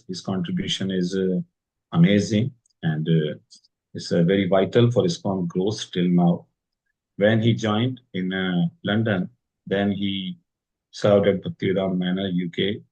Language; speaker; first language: English; non-native, local second language; Hindi